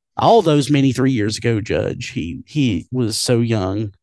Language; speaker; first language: English; native; English